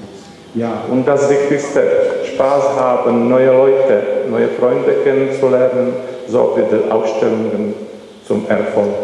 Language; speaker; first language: German; non-native, learner; Czech